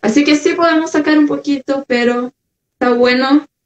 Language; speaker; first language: Spanish; non-native, fluent; Portuguese